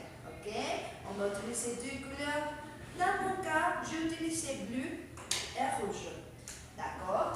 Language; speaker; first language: French; non-native, fluent; Spanish